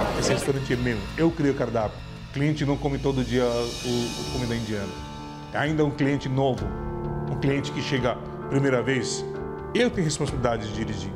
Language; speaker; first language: Portuguese; non-native, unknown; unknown